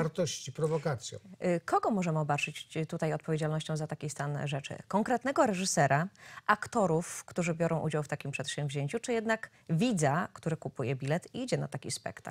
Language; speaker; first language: Polish; native; Polish